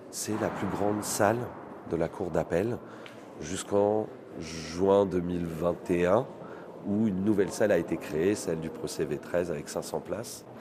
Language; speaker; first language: French; native; French